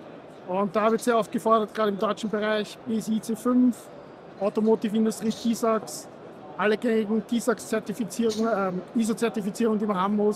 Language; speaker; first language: German; native; German